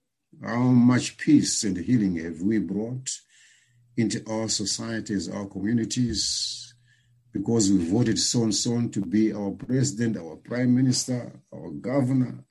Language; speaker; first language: English; non-native, local second language; Shona